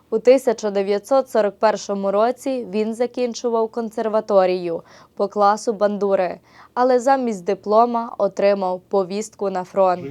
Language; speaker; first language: Ukrainian; early bilingual, heritage; Ukrainian